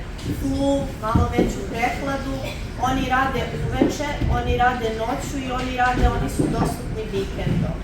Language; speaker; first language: Bosnian; native; Bosnian